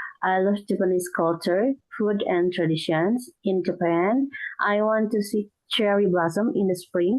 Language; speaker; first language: English; non-native, learner; Indonesian